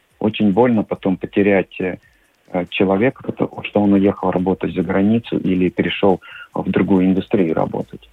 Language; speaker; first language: Russian; non-native, local second language; Latvian